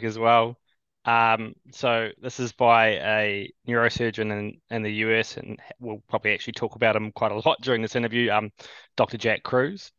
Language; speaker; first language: English; native; English